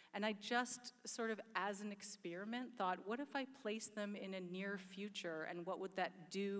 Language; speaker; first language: English; native; English